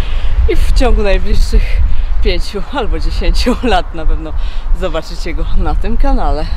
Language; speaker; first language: Polish; native; Polish